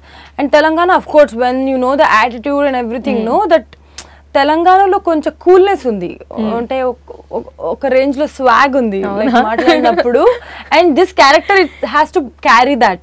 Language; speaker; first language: Telugu; non-native, fluent; Kannada